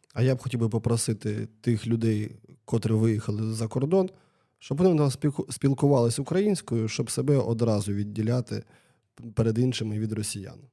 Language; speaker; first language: Ukrainian; non-native, local second language; Russian